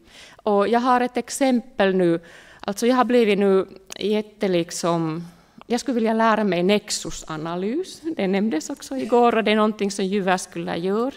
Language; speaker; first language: Swedish; non-native, local second language; Finnish